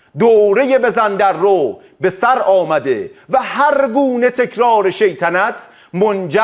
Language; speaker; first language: Persian; native; Persian